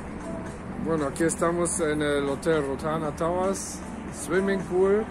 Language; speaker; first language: Spanish; non-native, fluent; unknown